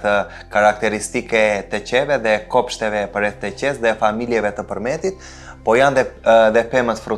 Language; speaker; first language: Albanian; native; Albanian